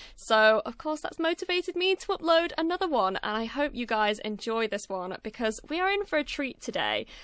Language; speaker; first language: English; native; English